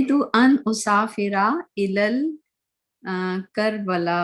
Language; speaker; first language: Arabic; non-native, learner; Urdu